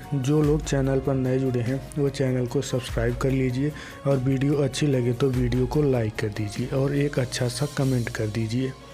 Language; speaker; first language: Hindi; native; Hindi